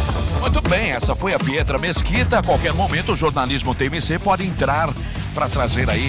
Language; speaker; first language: Portuguese; native; Portuguese